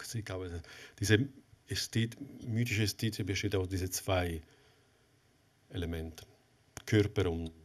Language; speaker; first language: German; non-native, fluent; Italian